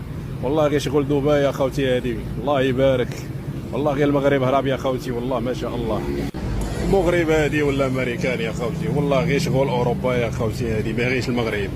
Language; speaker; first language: Arabic; native; Arabic